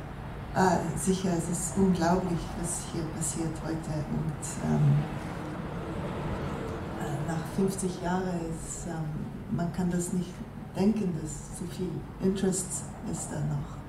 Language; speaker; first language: German; non-native, learner; English